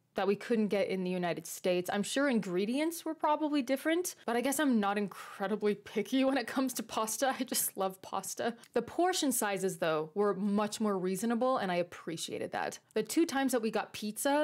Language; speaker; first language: English; native; English